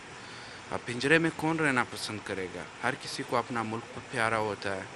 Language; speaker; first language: Hindi; non-native, fluent; Pashto